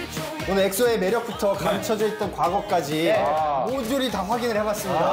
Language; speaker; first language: Korean; native; Korean